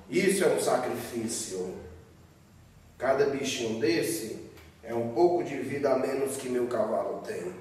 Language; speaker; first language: Portuguese; native; Portuguese